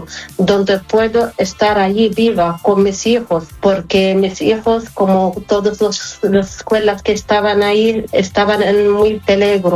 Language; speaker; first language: Spanish; non-native, fluent; Arabic